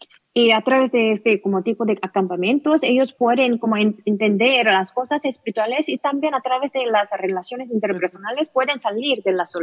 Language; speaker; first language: Spanish; non-native, learner; Korean